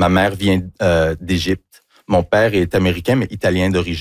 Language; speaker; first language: French; early bilingual, other home language; English